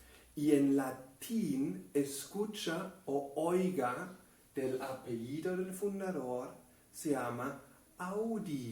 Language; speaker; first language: Spanish; non-native, fluent; German